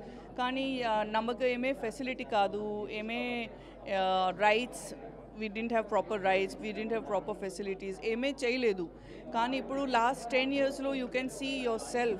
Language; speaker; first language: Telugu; non-native, learner; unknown